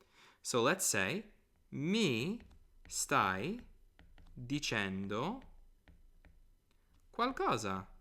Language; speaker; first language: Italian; non-native, fluent; English